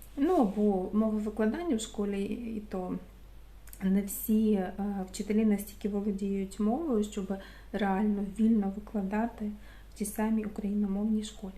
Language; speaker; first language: Ukrainian; non-native, local second language; Russian